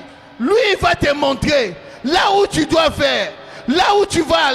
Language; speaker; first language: French; non-native, local second language; Lingala